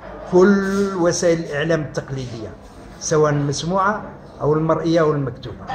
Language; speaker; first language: Arabic; native; Arabic